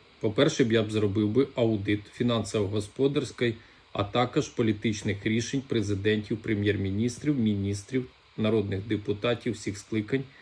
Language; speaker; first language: Ukrainian; native; Ukrainian